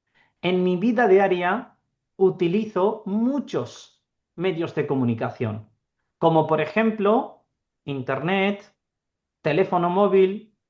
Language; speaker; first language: Spanish; non-native, fluent; Urdu